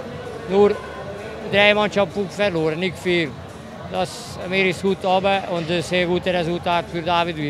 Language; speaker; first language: German; non-native, learner; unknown